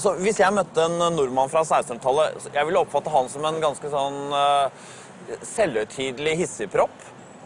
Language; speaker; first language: Norwegian; native; Norwegian